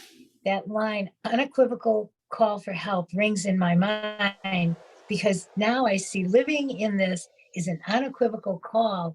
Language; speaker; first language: English; native; English